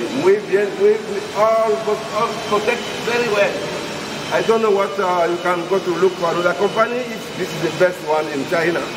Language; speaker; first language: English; non-native, learner; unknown